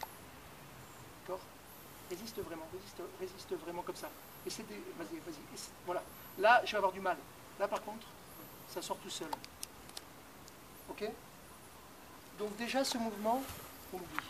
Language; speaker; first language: French; native; French